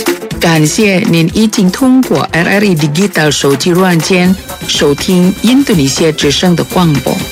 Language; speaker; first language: Chinese; early bilingual, heritage; Chinese